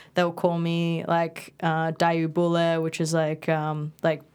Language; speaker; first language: English; non-native, local second language; Indonesian